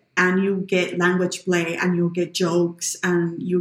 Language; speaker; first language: English; non-native, fluent; Spanish